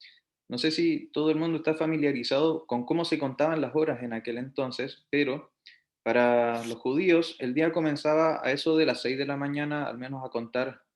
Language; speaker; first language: Spanish; native; Spanish